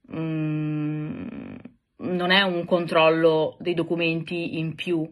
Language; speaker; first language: Italian; native; Italian